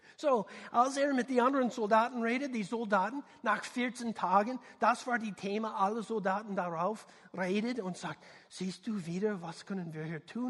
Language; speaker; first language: German; non-native, learner; English